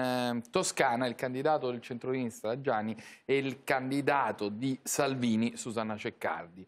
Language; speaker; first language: Italian; native; Italian